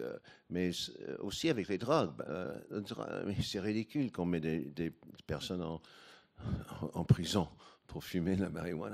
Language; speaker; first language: French; non-native, fluent; English